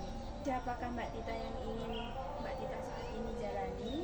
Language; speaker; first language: Indonesian; native; Indonesian